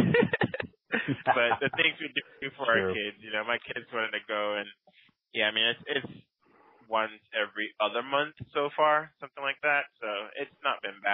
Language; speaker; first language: English; non-native, local second language; Akan